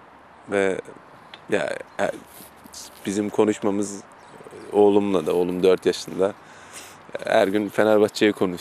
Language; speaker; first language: Turkish; early bilingual, heritage; German